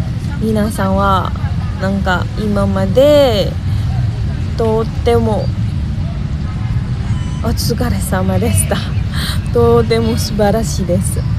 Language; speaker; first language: Japanese; non-native, learner; Indonesian